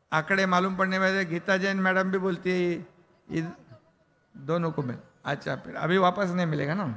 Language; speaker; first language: Hindi; non-native, local second language; Marathi